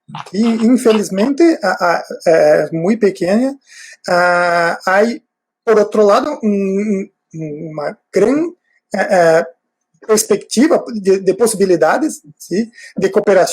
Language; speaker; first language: Spanish; non-native, fluent; Portuguese